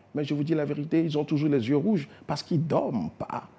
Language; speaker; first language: French; non-native, local second language; Ewe